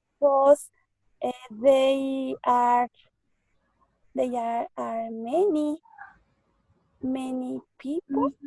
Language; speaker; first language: English; non-native, learner; Spanish